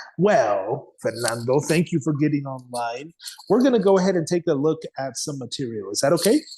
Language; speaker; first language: English; non-native, fluent; Spanish